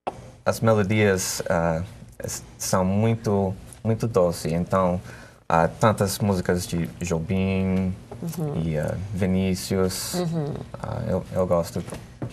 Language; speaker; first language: Portuguese; non-native, learner; English